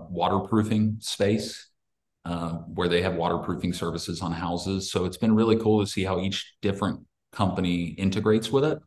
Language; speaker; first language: English; native; English